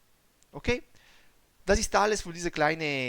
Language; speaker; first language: German; non-native, learner; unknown